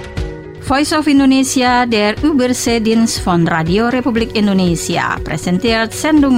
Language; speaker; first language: German; non-native, fluent; Indonesian